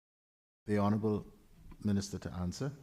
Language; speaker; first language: English; native; English